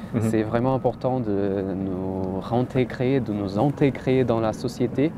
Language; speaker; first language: French; non-native, fluent; Portuguese